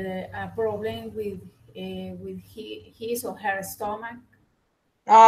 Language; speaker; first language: English; non-native, learner; Spanish